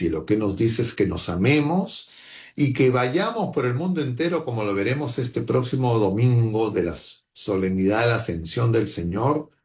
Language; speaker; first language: Spanish; native; Spanish